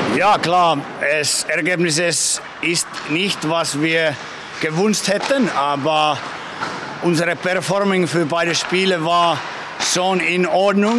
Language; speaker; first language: German; non-native, fluent; Finnish